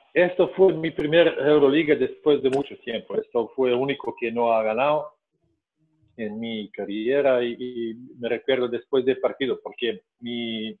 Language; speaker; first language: Spanish; non-native, fluent; Serbian